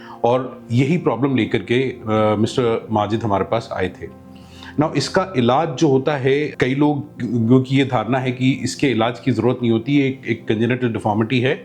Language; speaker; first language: Hindi; native; Hindi